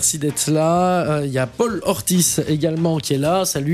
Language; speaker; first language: French; native; French